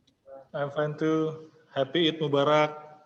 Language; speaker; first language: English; non-native, learner; Indonesian